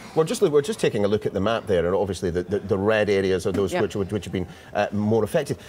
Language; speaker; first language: English; native; English